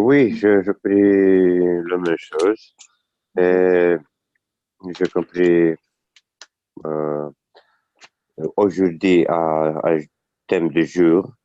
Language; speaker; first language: French; non-native, learner; Italian